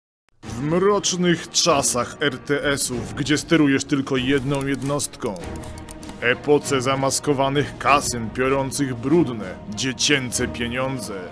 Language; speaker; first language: Polish; native; Polish